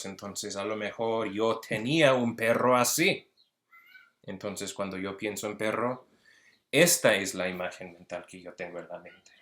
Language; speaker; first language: Spanish; early bilingual, heritage; Spanish